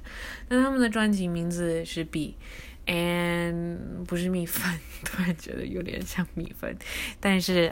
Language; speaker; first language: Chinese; early bilingual, heritage; Chinese